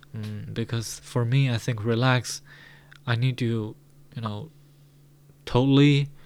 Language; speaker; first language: English; non-native, fluent; Chinese